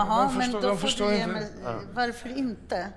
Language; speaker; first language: Swedish; non-native, fluent; Polish